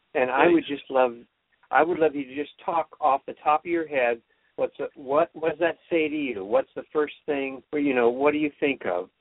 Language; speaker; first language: English; native; English